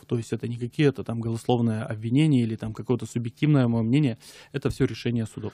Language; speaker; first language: Russian; native; Russian